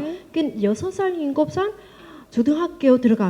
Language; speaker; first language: Korean; non-native, learner; Vietnamese